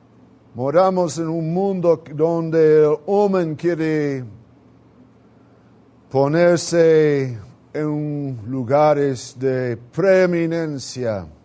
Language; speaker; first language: Portuguese; non-native, learner; Spanish